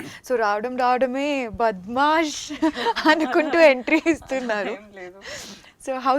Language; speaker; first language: Telugu; native; Telugu